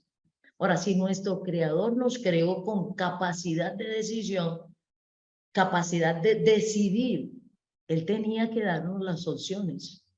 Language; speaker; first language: Spanish; native; Spanish